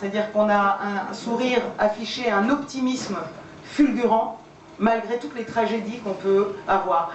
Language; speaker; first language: French; early bilingual, other home language; Persian